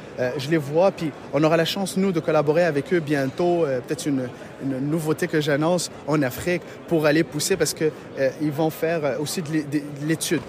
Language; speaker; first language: French; non-native, local second language; Arabic